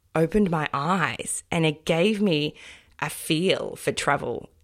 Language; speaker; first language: English; native; English